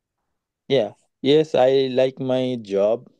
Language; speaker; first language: English; non-native, learner; Bangla